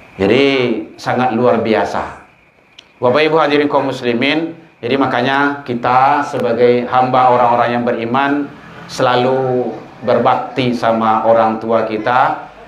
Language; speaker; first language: Malay; non-native, local second language; Minangkabau